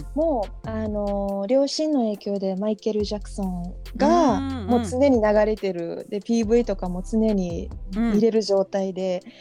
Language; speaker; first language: Japanese; native; Japanese